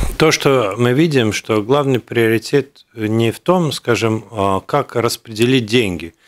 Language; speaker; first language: Russian; non-native, local second language; Latvian